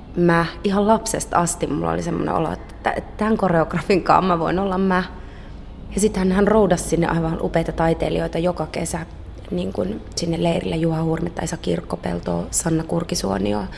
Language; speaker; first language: Finnish; native; Finnish